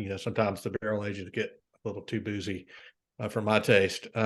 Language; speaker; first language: English; native; English